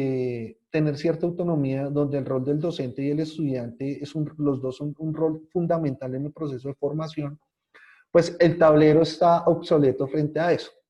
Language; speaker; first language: Spanish; native; Spanish